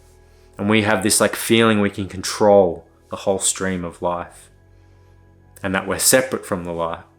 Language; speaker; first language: English; native; English